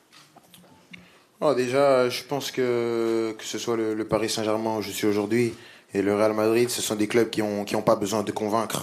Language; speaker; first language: French; native; French